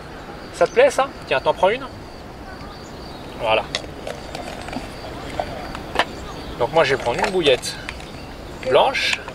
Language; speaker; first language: French; native; French